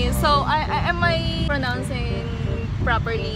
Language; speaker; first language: English; non-native, local second language; Filipino